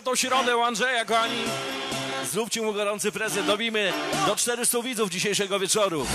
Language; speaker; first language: Polish; native; Polish